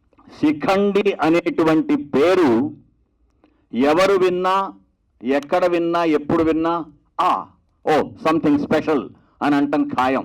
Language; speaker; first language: Telugu; native; Telugu